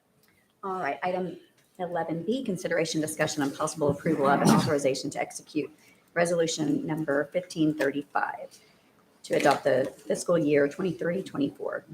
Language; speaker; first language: English; native; English